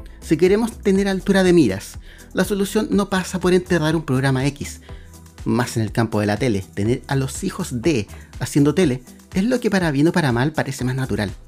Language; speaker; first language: Spanish; native; Spanish